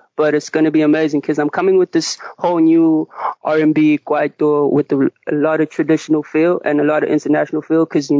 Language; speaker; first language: English; non-native, local second language; Zulu